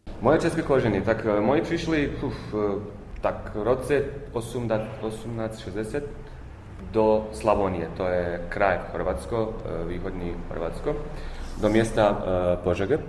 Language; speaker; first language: Czech; early bilingual, heritage; Czech